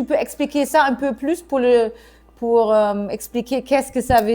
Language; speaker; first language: French; non-native, fluent; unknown